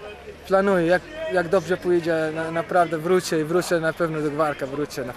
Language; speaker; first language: Polish; non-native, learner; Arabic